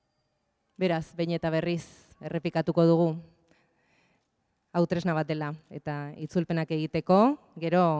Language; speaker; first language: Basque; native; Basque